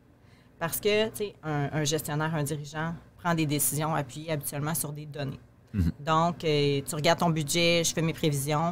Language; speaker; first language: French; native; French